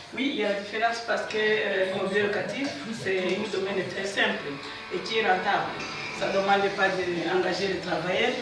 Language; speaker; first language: French; non-native, local second language; Kinyarwanda